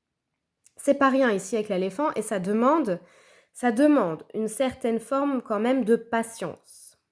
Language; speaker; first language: French; native; French